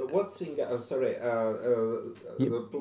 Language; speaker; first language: English; non-native, learner; Russian